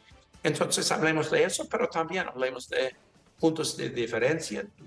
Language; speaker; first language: Spanish; non-native, learner; English